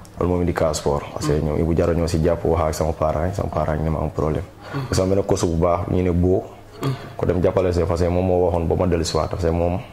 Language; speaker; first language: Wolof; non-native, local second language; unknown